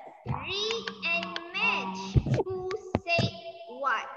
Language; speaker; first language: English; non-native, local second language; Malay